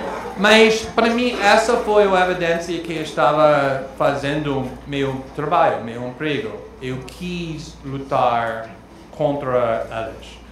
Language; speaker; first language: Portuguese; non-native, fluent; English